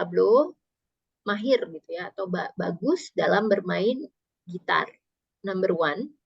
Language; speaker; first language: Indonesian; native; Indonesian